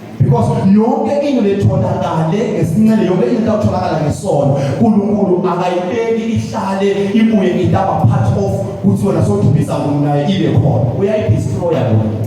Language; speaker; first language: Zulu; non-native, local second language; Swati